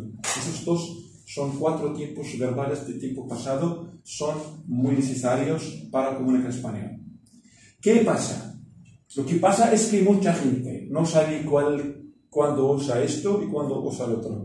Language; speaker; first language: Spanish; non-native, fluent; Arabic